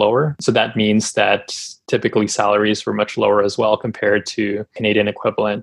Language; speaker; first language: English; non-native, local second language; Filipino